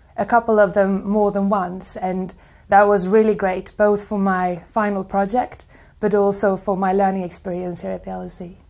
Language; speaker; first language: English; non-native, fluent; Swedish